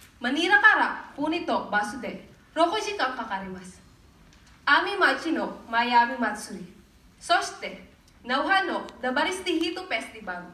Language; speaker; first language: Japanese; non-native, learner; Filipino